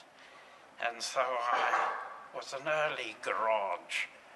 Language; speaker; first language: English; native; English